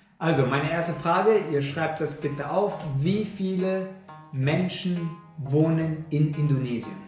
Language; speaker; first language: German; non-native, fluent; Indonesian